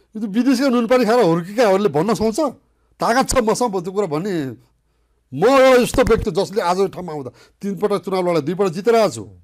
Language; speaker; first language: Nepali; native; Nepali